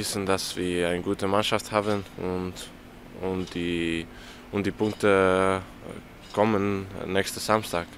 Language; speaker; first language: German; non-native, learner; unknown